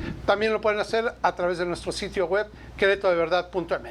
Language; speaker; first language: Spanish; native; Spanish